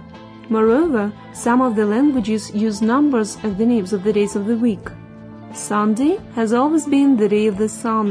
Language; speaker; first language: English; non-native, fluent; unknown